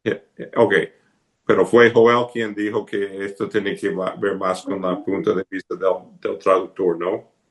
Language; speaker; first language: Spanish; non-native, fluent; English